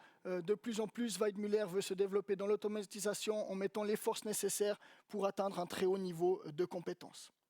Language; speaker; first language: French; native; French